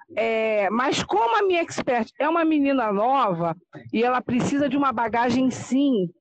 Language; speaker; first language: Portuguese; native; Portuguese